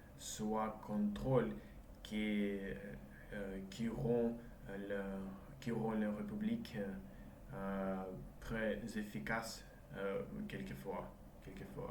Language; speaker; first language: French; non-native, learner; Russian